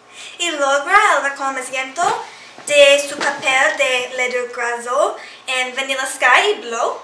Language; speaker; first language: Spanish; non-native, learner; English